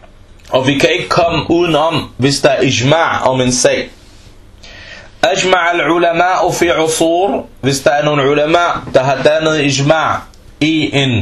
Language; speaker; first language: Danish; non-native, fluent; Arabic